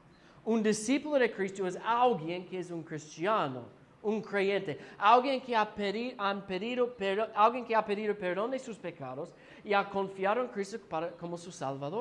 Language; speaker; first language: Spanish; non-native, fluent; English